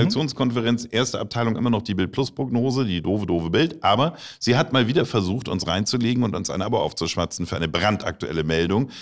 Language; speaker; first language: German; native; German